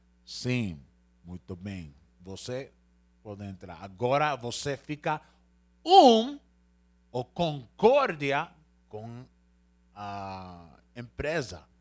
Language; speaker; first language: Portuguese; non-native, learner; Spanish